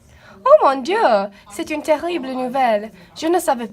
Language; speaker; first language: French; non-native, learner; English